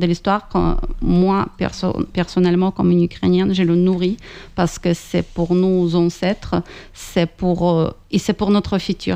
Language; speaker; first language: French; non-native, fluent; Ukrainian